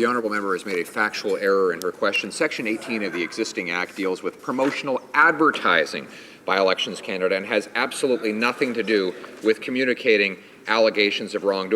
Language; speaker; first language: English; native; English